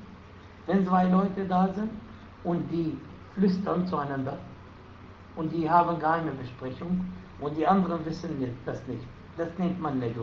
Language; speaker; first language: German; non-native, fluent; Arabic